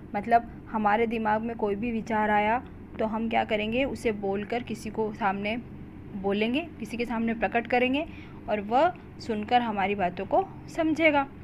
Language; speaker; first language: Hindi; native; Hindi